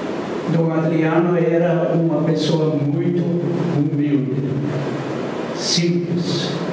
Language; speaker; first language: Portuguese; non-native, fluent; German